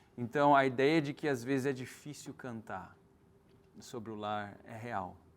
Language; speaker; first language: Portuguese; native; Portuguese